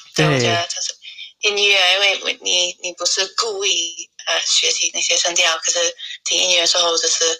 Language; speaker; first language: Chinese; non-native, fluent; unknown